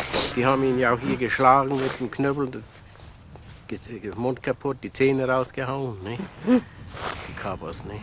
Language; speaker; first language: German; native; German